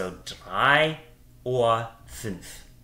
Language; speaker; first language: German; non-native, fluent; English